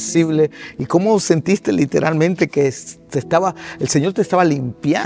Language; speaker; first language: Spanish; early bilingual, heritage; Spanish